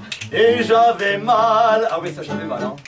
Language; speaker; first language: French; native; French